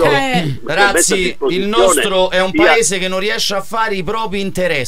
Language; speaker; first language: Italian; native; Italian